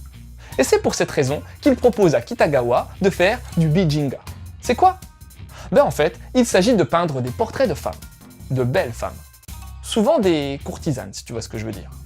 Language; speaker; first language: French; native; French